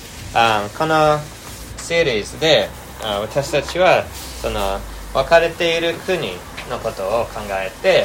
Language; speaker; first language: Japanese; non-native, fluent; English